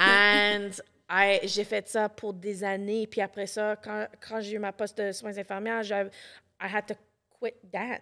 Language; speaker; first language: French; non-native, local second language; English